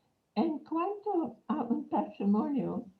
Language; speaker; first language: Spanish; non-native, fluent; English